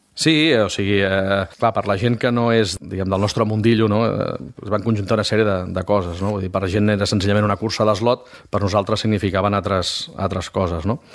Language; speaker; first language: Catalan; native; Catalan